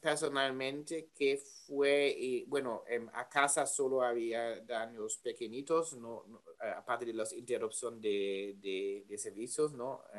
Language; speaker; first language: Spanish; non-native, learner; German